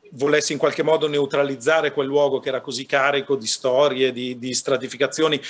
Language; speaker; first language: Italian; native; Italian